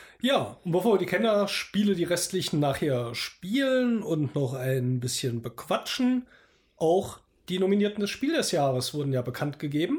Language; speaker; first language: German; native; German